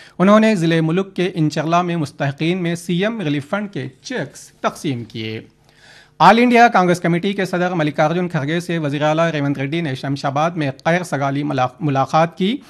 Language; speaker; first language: Urdu; native; Urdu